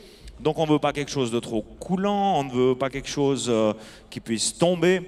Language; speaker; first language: French; native; French